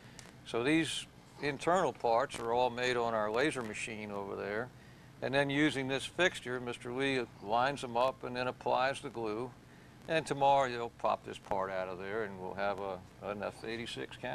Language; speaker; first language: English; native; English